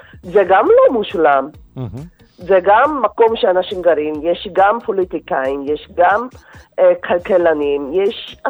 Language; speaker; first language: Hebrew; non-native, fluent; Korean